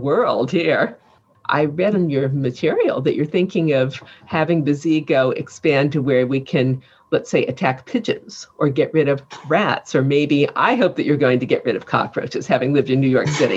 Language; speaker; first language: English; native; English